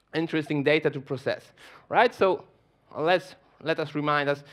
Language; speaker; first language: English; non-native, fluent; Polish